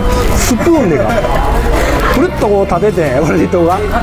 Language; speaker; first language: Japanese; native; Japanese